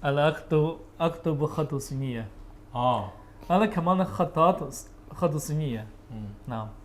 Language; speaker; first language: Arabic; non-native, learner; Chinese